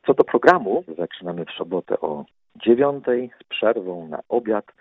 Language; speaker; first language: Polish; native; Polish